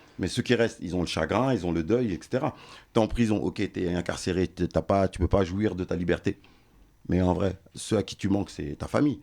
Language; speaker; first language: French; early bilingual, other home language; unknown